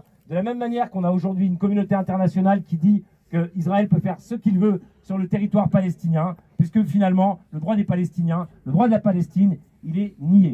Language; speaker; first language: French; native; French